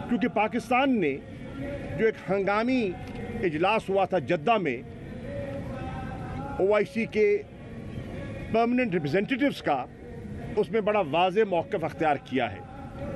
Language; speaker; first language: Urdu; non-native, local second language; Saraiki